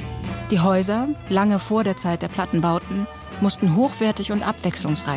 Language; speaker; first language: German; native; German